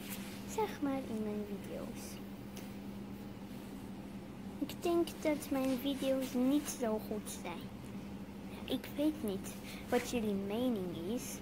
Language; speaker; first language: Dutch; non-native, learner; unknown